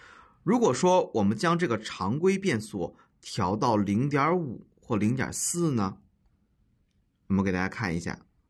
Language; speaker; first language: Chinese; native; Chinese